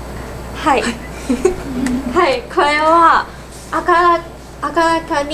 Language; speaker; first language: Japanese; non-native, learner; Cantonese